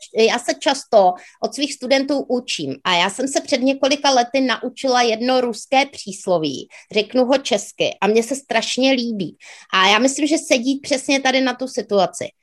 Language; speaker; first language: Czech; native; Czech